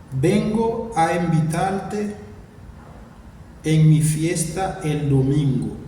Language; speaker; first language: Spanish; non-native, fluent; Haitian Creole